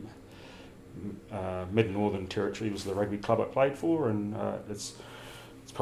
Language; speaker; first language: English; native; English